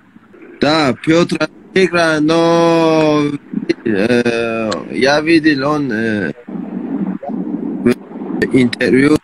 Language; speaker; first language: Russian; non-native, learner; Persian